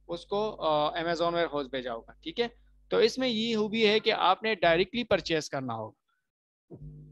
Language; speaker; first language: Urdu; non-native, local second language; Punjabi